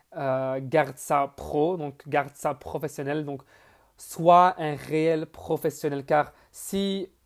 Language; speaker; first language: French; native; French